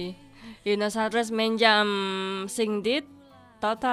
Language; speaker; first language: Catalan; non-native, learner; Indonesian